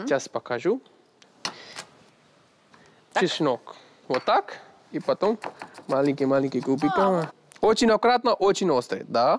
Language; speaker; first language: Russian; non-native, learner; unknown